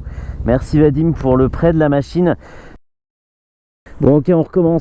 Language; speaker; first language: French; native; French